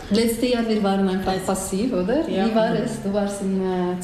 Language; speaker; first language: German; non-native, fluent; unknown